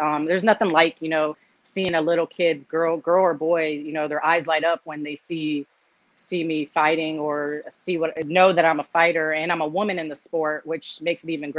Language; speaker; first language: English; native; English